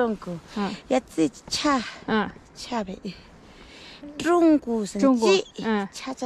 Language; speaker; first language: Chinese; non-native, local second language; Sherpa